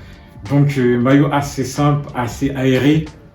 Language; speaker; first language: French; native; French